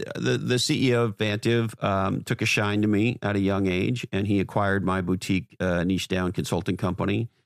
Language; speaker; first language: English; native; English